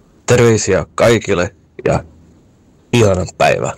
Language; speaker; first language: Finnish; non-native, learner; Czech